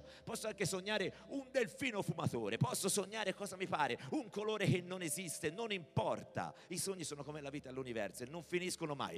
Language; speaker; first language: Italian; native; Italian